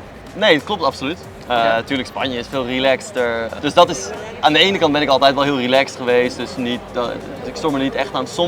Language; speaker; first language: Dutch; native; Dutch